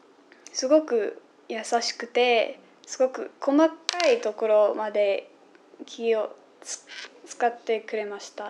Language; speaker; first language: Japanese; non-native, fluent; English